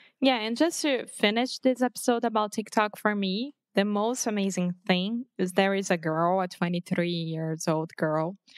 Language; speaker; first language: English; non-native, fluent; Portuguese